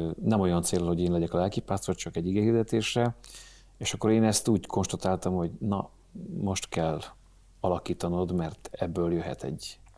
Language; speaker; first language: Hungarian; native; Hungarian